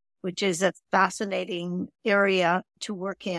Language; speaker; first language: English; native; English